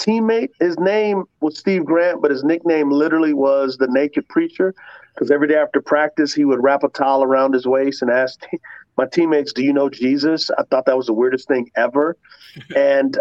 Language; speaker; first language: English; native; English